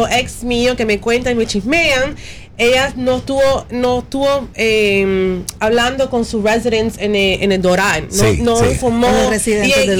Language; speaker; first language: Spanish; early bilingual, heritage; Spanish